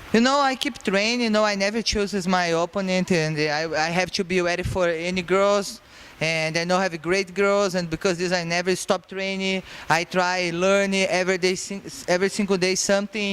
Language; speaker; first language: English; non-native, learner; Portuguese